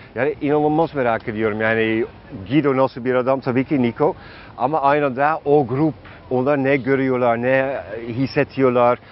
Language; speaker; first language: Turkish; non-native, fluent; Dutch